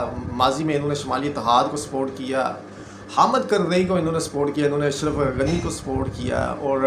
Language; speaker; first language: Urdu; non-native, local second language; Punjabi